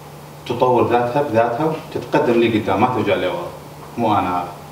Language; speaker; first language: Arabic; native; Arabic